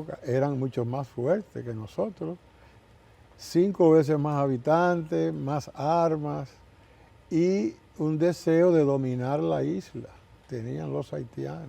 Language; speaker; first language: Spanish; native; Spanish